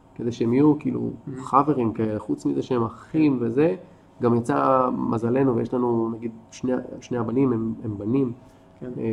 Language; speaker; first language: Hebrew; native; Hebrew